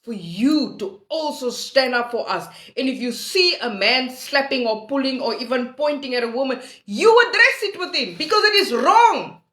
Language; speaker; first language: English; non-native, local second language; Afrikaans